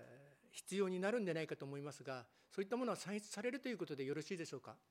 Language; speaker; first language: Japanese; native; Japanese